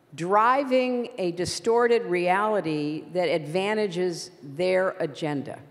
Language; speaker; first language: English; native; English